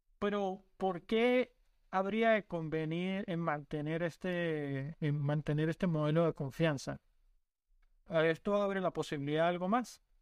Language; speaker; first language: Spanish; native; Spanish